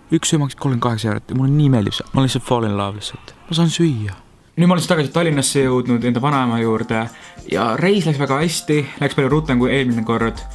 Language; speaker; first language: Estonian; early bilingual, heritage; Estonian